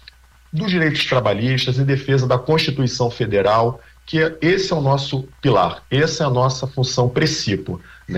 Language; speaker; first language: Portuguese; native; Portuguese